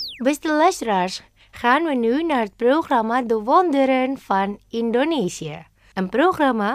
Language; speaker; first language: Dutch; non-native, fluent; Indonesian